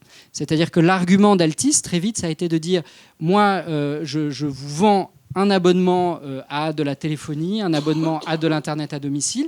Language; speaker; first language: French; native; French